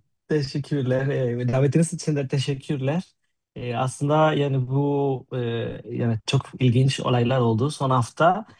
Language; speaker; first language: Turkish; non-native, fluent; Spanish